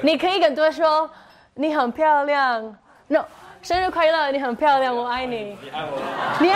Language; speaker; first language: Chinese; non-native, learner; Spanish